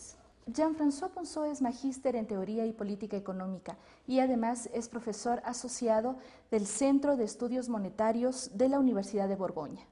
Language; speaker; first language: Spanish; native; Spanish